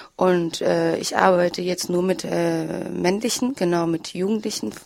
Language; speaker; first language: German; early bilingual, other home language; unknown